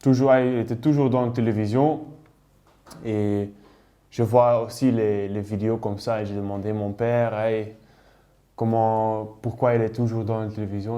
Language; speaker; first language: French; non-native, learner; Dutch